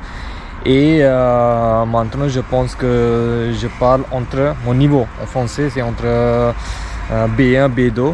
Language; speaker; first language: French; non-native, learner; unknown